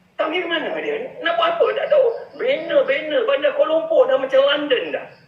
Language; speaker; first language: Malay; native; Malay